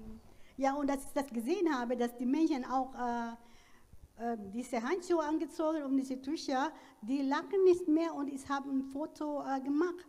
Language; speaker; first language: German; non-native, fluent; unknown